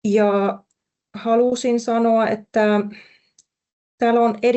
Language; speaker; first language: Finnish; non-native, fluent; Persian